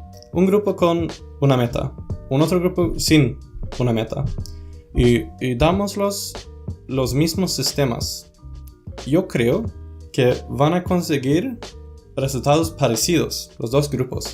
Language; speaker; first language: Spanish; non-native, fluent; Swedish